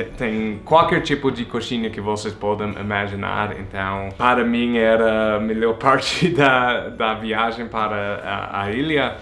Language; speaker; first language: Portuguese; non-native, fluent; English